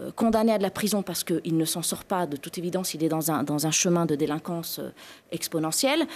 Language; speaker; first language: French; native; French